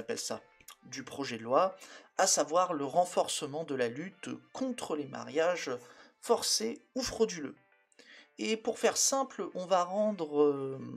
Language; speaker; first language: French; native; French